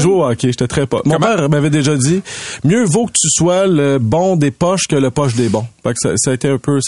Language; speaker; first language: French; native; French